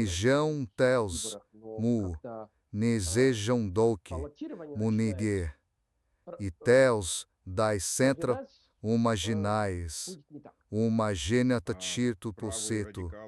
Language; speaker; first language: Portuguese; non-native, fluent; Serbian